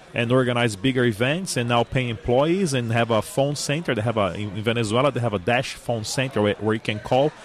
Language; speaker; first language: English; non-native, fluent; Portuguese